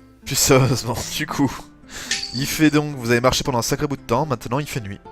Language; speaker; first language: French; native; French